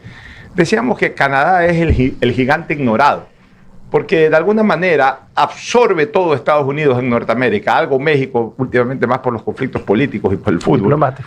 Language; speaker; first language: Spanish; native; Spanish